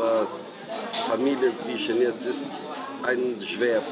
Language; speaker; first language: German; non-native, learner; Albanian